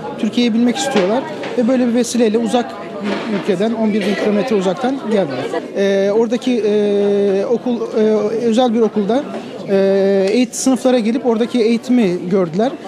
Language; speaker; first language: Turkish; native; Turkish